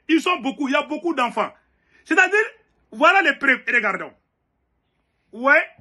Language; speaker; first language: French; non-native, local second language; Bambara